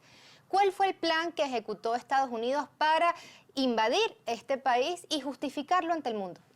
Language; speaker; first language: Spanish; native; Spanish